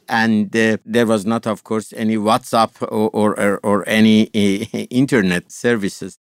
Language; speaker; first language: English; non-native, fluent; Persian